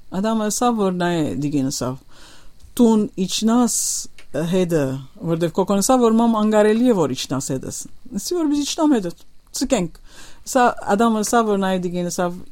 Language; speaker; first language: Armenian; early bilingual, heritage; Armenian